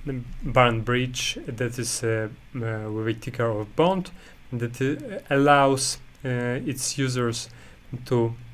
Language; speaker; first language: English; non-native, fluent; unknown